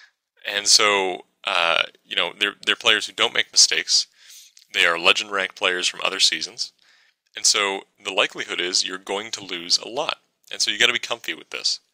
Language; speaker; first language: English; native; English